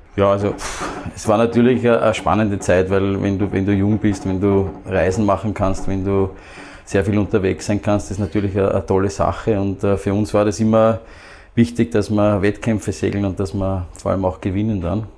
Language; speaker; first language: German; native; German